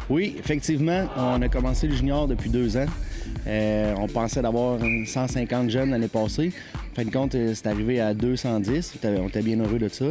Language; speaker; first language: French; native; French